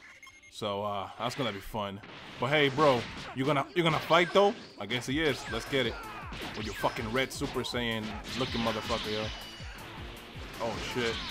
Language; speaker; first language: English; native; English